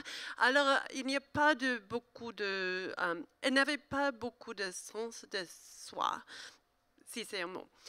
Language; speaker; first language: French; non-native, learner; English